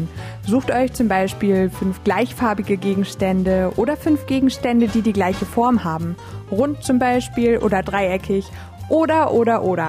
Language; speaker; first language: German; native; German